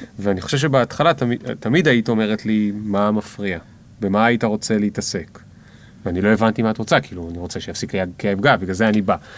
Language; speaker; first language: Hebrew; native; Hebrew